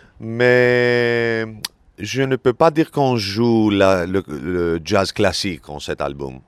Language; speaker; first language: French; non-native, learner; Greek